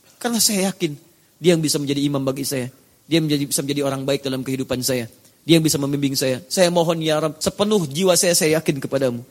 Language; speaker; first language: Indonesian; native; Indonesian